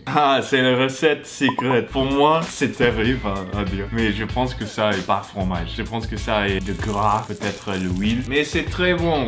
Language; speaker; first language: French; non-native, learner; English